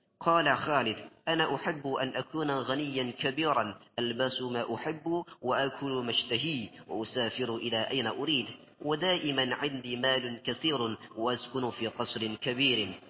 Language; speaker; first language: Arabic; non-native, learner; Indonesian